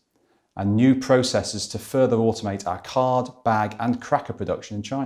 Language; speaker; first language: English; native; English